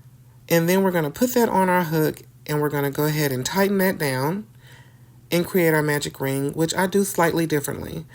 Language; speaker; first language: English; native; English